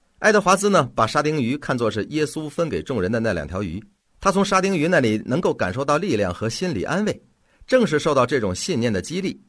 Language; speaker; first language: Chinese; native; Chinese